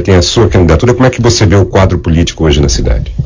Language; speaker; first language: Portuguese; native; Portuguese